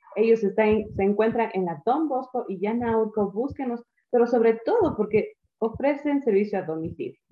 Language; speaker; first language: Spanish; native; Spanish